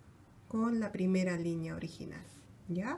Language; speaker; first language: Spanish; native; Spanish